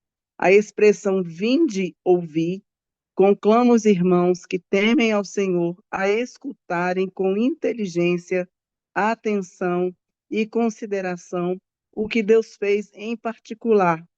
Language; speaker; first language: Portuguese; native; Portuguese